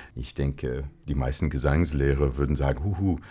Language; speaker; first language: German; non-native, fluent; English